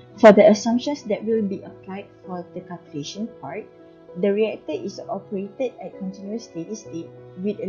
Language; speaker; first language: English; non-native, local second language; Malay